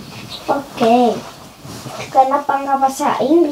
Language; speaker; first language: Indonesian; early bilingual, heritage; Indonesian